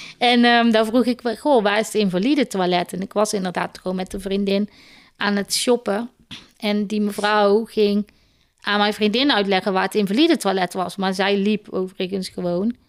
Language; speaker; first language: Dutch; native; Dutch